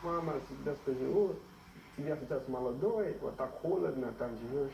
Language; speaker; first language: Russian; non-native, learner; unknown